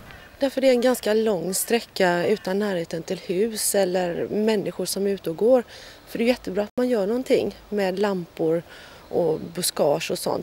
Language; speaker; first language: Swedish; native; Swedish